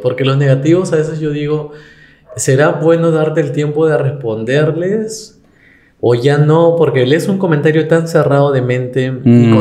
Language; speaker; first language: Spanish; native; Spanish